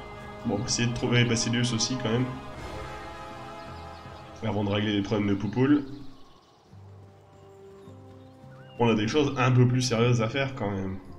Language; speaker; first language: French; native; French